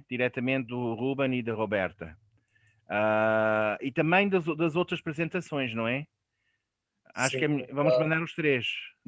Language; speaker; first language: Portuguese; non-native, fluent; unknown